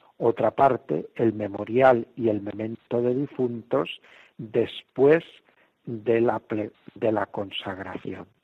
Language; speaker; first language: Spanish; native; Spanish